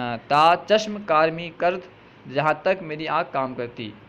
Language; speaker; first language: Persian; non-native, fluent; Urdu